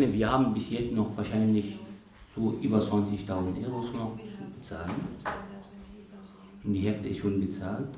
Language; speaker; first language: German; non-native, fluent; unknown